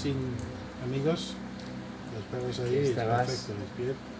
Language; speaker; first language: Spanish; non-native, learner; English